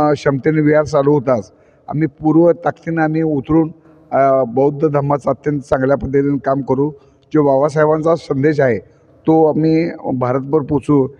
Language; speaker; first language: Marathi; native; Marathi